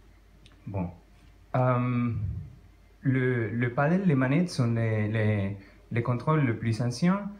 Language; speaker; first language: French; non-native, fluent; Spanish